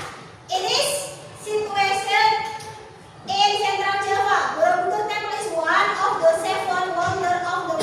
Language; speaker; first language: English; non-native, learner; Indonesian